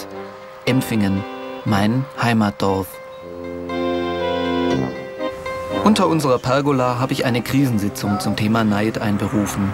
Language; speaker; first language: German; native; German